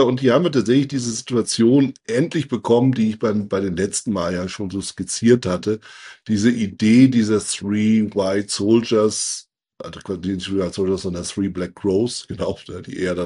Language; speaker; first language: German; native; German